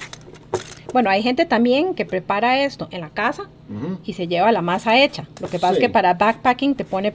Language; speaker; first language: Spanish; native; Spanish